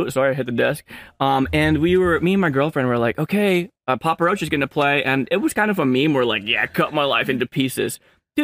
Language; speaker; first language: English; non-native, local second language; Filipino